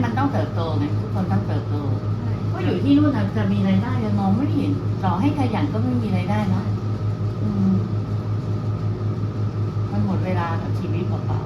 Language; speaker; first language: Thai; native; Thai